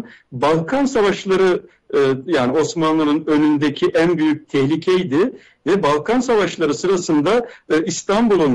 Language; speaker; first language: Turkish; native; Turkish